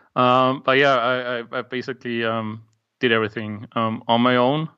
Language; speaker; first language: English; non-native, fluent; German